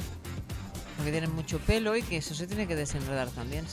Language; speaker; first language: Spanish; native; Spanish